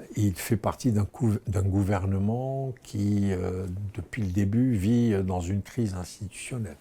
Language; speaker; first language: French; non-native, local second language; Arabic